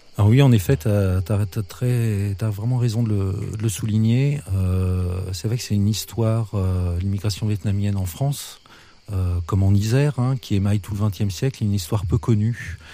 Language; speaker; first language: French; native; French